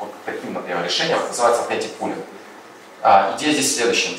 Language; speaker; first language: Russian; native; Russian